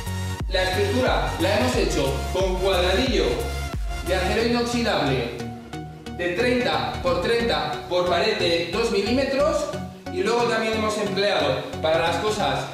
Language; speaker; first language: Spanish; native; Spanish